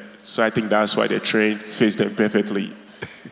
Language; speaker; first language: English; non-native, local second language; Ga